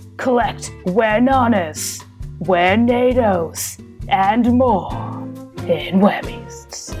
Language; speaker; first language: English; native; English